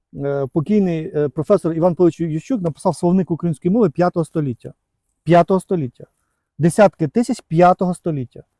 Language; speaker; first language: Ukrainian; native; Ukrainian